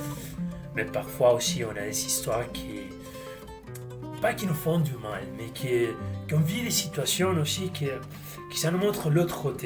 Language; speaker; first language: French; non-native, fluent; Spanish